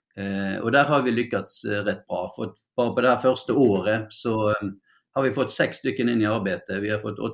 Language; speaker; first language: Swedish; non-native, fluent; Norwegian